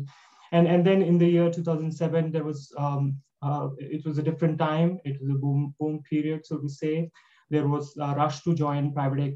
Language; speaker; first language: English; non-native, local second language; Hindi